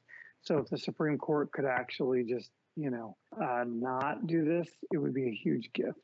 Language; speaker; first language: English; native; English